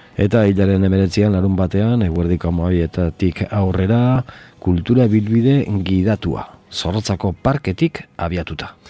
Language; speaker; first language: Basque; native; Basque